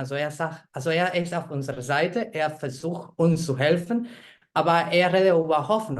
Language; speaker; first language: German; non-native, fluent; Spanish